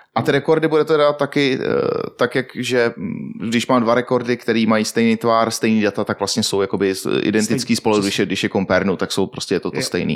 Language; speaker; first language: Czech; native; Czech